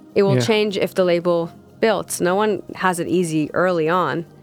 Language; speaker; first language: English; non-native, fluent; Hebrew